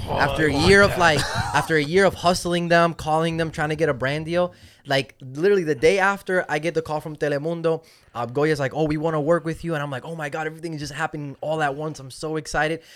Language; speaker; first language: English; non-native, local second language; Spanish